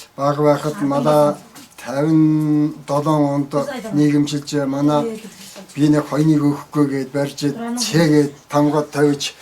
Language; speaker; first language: Mongolian; non-native, local second language; Tuvinian